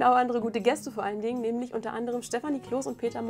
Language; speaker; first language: German; native; German